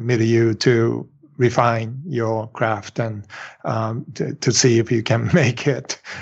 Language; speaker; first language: English; non-native, fluent; Japanese